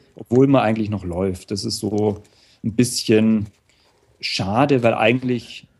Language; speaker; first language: German; native; German